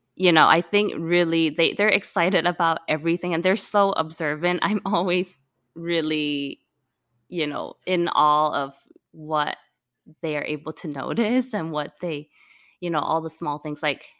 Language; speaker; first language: English; non-native, local second language; Cantonese